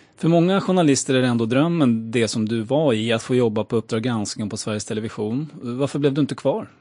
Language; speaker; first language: Swedish; native; Swedish